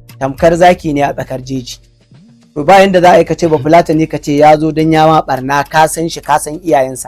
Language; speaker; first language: Hausa; non-native, local second language; Fula